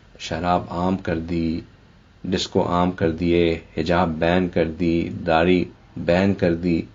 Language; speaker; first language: Urdu; native; Urdu